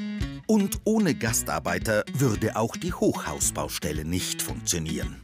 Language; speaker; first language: German; native; German